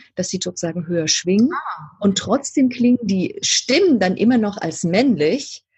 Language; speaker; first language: German; native; German